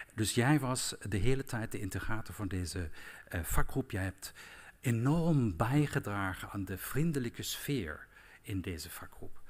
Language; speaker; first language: Dutch; non-native, fluent; German